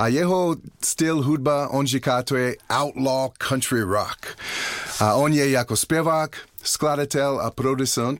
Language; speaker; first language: Czech; non-native, learner; English